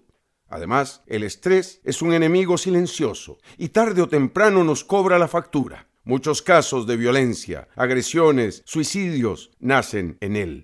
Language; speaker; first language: Spanish; native; Spanish